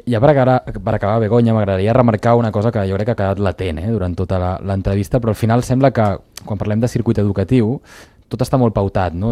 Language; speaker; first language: Catalan; native; Catalan